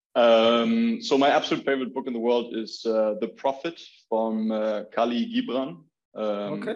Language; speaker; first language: English; non-native, fluent; German